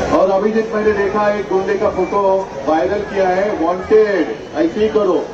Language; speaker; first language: Hindi; non-native, local second language; Marathi